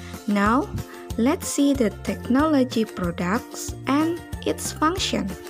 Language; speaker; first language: English; non-native, fluent; Indonesian